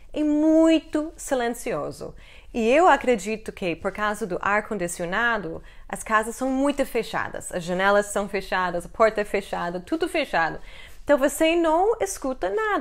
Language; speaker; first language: Portuguese; non-native, fluent; English